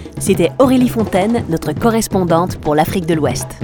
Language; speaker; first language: French; native; French